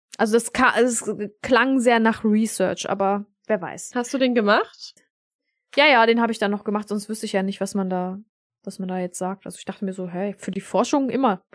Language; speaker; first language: German; early bilingual, other home language; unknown